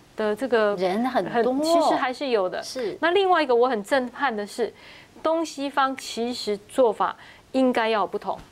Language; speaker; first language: Chinese; native; Chinese